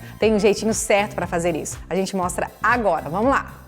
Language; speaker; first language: Portuguese; native; Portuguese